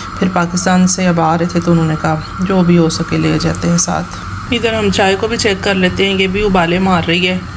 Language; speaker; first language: Urdu; non-native, local second language; Punjabi